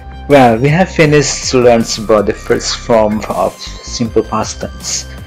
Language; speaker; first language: English; non-native, fluent; Indonesian